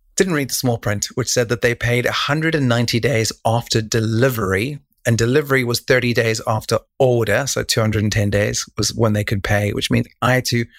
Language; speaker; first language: English; native; English